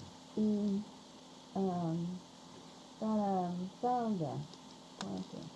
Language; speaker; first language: Spanish; non-native, learner; English